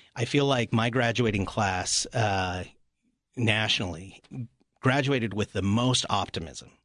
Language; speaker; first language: English; native; English